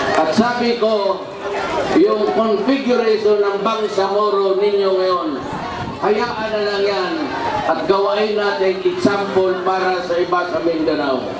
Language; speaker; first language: Filipino; non-native, local second language; Cebuano